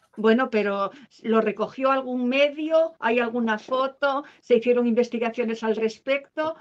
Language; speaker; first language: Spanish; native; Spanish